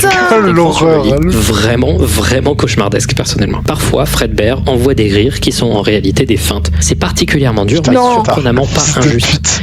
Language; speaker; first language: French; native; French